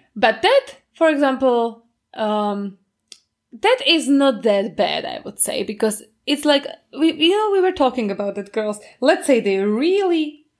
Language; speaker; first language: English; non-native, fluent; Slovak